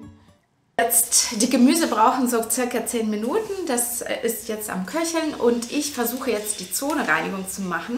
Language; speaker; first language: German; non-native, fluent; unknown